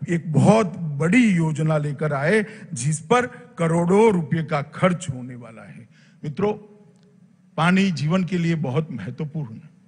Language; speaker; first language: Hindi; non-native, local second language; Gujarati